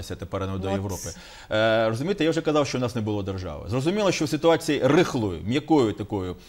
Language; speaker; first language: Ukrainian; native; Ukrainian